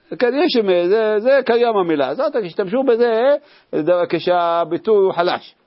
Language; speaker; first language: Hebrew; native; Hebrew